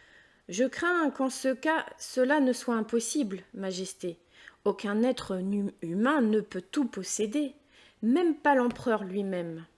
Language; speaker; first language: French; native; French